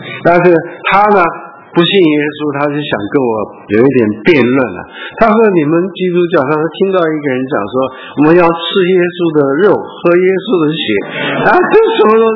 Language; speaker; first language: Chinese; early bilingual, heritage; Chinese